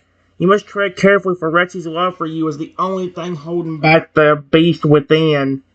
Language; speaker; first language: English; native; English